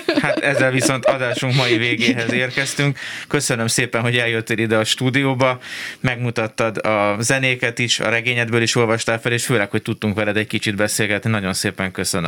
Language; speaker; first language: Hungarian; native; Hungarian